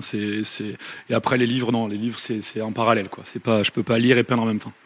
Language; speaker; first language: French; native; French